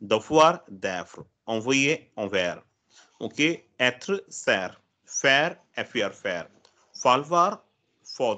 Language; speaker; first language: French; non-native, fluent; Hindi